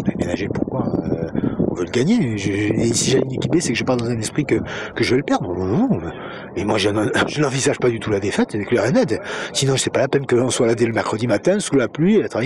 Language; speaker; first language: French; native; French